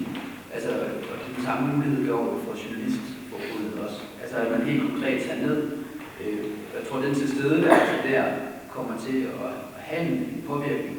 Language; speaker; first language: Danish; native; Danish